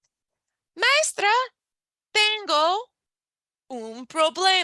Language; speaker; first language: Spanish; non-native, fluent; English